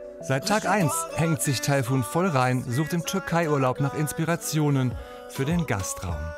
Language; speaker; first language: German; native; German